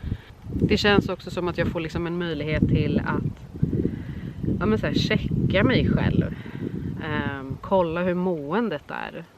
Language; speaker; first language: Swedish; native; Swedish